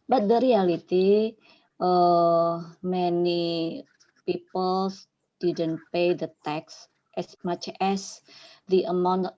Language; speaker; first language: English; non-native, learner; Indonesian